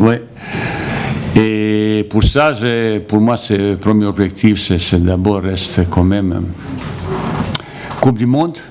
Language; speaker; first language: French; non-native, fluent; Bosnian